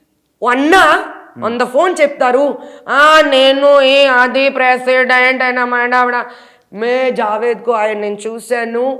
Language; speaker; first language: Telugu; non-native, local second language; Hindi